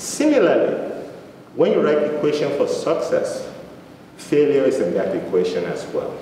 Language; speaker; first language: English; non-native, local second language; Yoruba